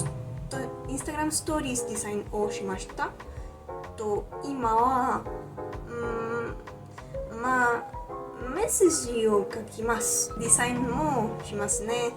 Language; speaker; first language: Japanese; non-native, learner; Spanish